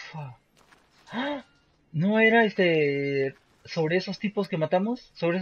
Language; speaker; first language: Spanish; non-native, fluent; Portuguese